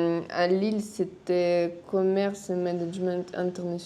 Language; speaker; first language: French; non-native, fluent; Russian